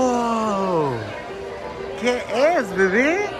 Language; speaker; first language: Spanish; early bilingual, other home language; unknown